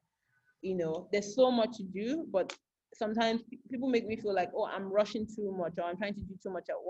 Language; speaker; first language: English; non-native, local second language; Yoruba